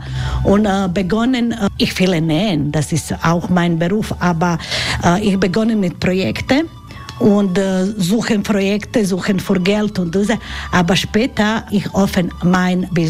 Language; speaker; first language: German; non-native, learner; Croatian